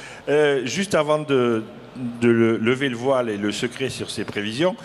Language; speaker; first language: French; native; French